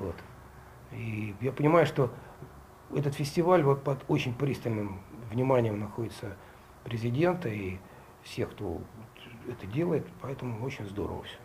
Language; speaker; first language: Russian; native; Russian